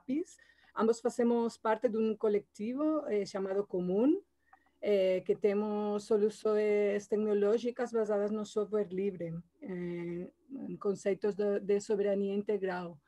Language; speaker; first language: Portuguese; non-native, learner; Spanish